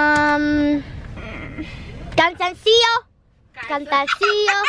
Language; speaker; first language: Spanish; early bilingual, heritage; English